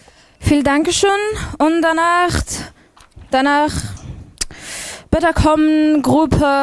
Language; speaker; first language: German; non-native, learner; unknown